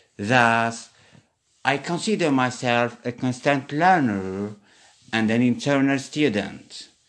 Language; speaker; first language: English; non-native, fluent; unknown